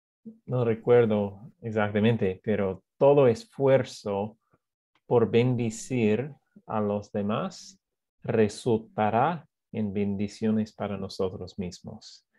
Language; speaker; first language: Spanish; non-native, fluent; English